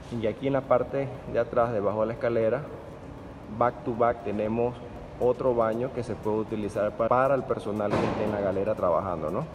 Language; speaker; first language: Spanish; native; Spanish